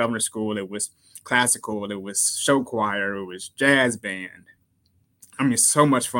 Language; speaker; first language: English; native; English